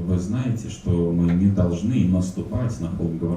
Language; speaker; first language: Russian; native; Russian